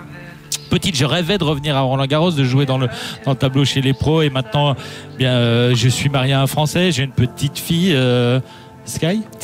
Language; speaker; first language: French; native; French